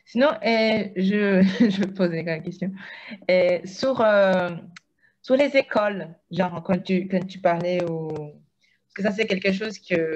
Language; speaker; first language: French; non-native, fluent; Portuguese